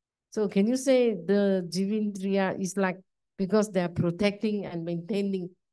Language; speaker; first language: English; non-native, learner; Chinese